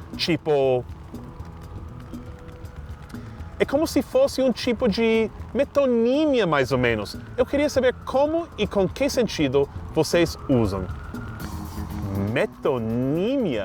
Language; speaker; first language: Portuguese; non-native, fluent; English